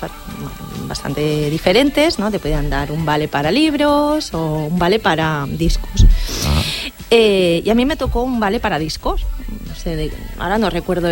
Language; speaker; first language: Spanish; native; Spanish